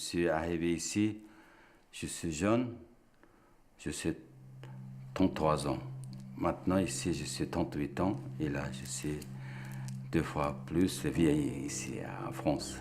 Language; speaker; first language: French; non-native, learner; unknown